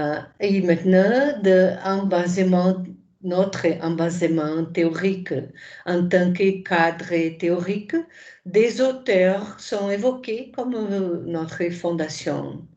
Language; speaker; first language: French; non-native, fluent; Portuguese